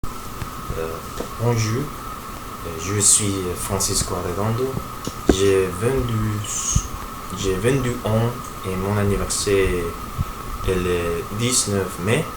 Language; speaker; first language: French; non-native, learner; Spanish